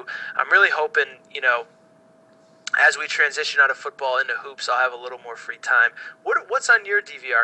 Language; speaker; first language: English; native; English